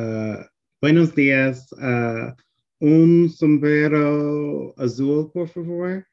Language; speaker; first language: Spanish; non-native, learner; English